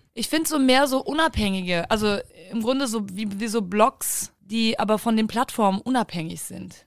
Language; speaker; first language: German; early bilingual, other home language; Turkish